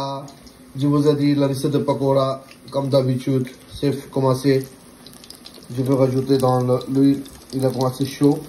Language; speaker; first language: French; non-native, learner; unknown